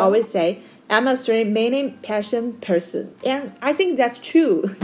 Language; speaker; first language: English; non-native, fluent; Chinese